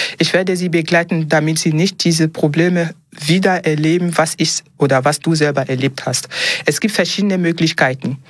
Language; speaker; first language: German; non-native, fluent; French